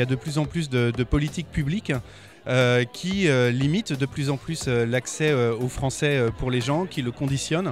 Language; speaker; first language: French; native; French